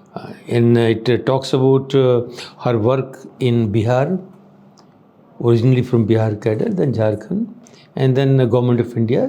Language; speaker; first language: English; non-native, local second language; Hindi